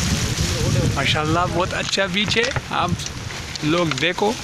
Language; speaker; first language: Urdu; non-native, local second language; Pashto